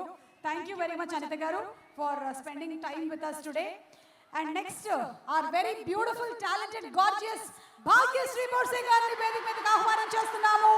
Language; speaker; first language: Telugu; native; Telugu